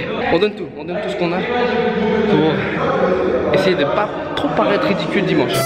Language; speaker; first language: French; native; French